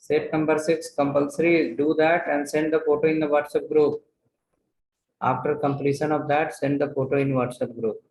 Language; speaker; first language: English; non-native, local second language; Telugu